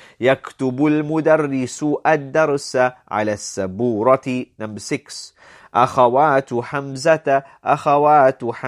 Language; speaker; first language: Arabic; non-native, fluent; English